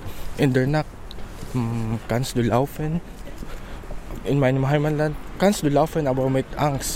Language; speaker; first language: German; non-native, learner; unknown